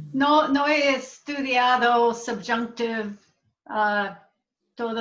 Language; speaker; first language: Spanish; non-native, learner; English